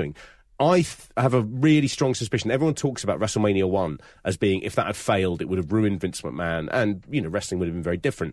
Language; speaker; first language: English; native; English